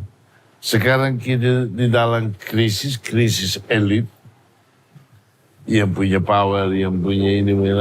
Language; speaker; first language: Indonesian; non-native, fluent; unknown